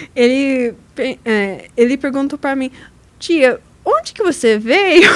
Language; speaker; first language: Portuguese; non-native, learner; English